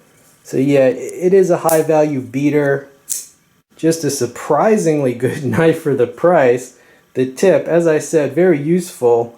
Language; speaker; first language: English; native; English